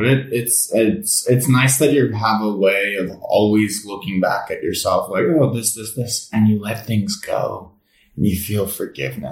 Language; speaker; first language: English; native; English